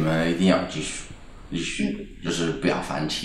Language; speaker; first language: Chinese; non-native, fluent; Italian